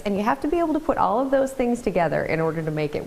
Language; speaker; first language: English; native; English